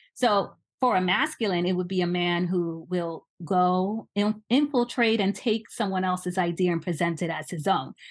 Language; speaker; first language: English; native; English